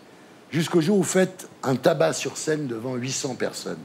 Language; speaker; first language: French; native; French